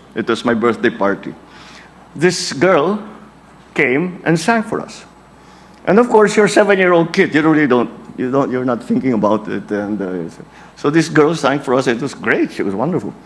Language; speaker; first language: English; non-native, local second language; Filipino